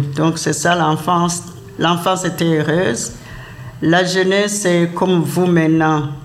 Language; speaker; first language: French; non-native, local second language; Rundi